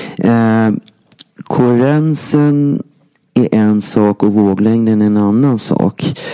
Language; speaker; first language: Swedish; native; Swedish